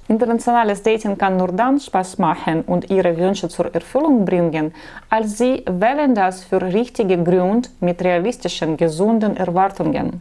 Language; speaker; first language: German; non-native, learner; Russian